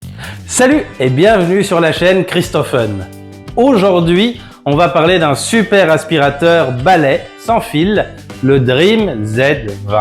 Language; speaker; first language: French; native; French